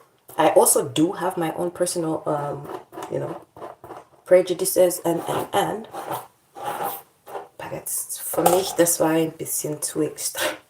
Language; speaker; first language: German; non-native, learner; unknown